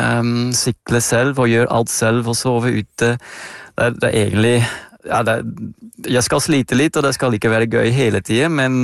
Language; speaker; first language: Norwegian; non-native, fluent; Dutch